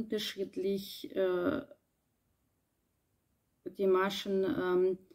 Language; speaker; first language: German; non-native, learner; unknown